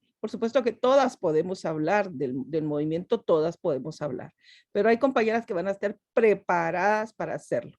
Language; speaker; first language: Spanish; native; Spanish